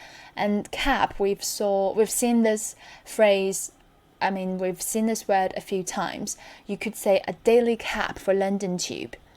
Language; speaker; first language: English; non-native, fluent; Chinese